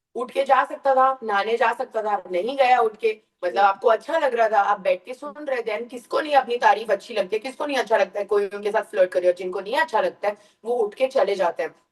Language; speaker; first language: Hindi; early bilingual, heritage; Hindi